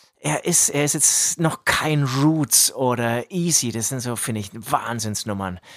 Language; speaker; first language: German; native; German